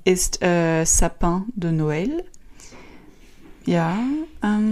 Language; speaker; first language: German; non-native, learner; French